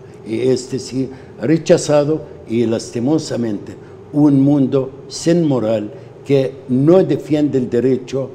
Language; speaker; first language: Spanish; non-native, fluent; Arabic